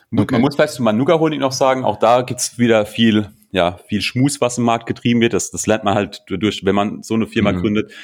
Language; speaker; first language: German; native; German